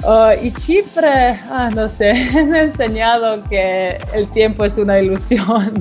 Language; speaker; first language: Spanish; non-native, learner; Slovenian